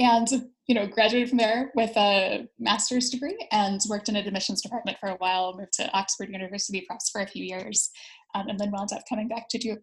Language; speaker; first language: English; native; English